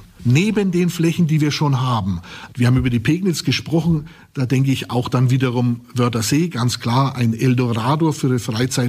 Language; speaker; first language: German; native; German